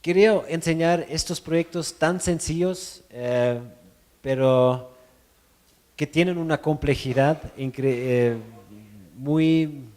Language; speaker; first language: Spanish; non-native, fluent; German